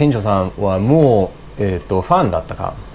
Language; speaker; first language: Japanese; non-native, learner; English